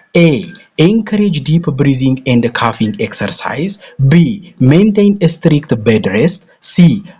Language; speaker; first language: English; non-native, local second language; Amharic